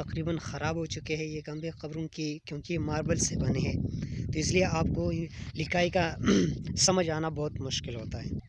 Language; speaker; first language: Urdu; non-native, local second language; Pashto